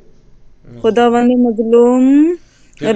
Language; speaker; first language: Persian; non-native, learner; Urdu